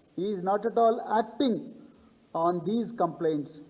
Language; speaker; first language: English; non-native, local second language; Telugu